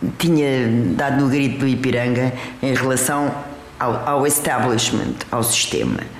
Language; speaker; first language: Portuguese; early bilingual, other home language; French